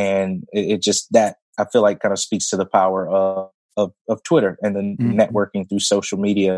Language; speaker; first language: English; native; English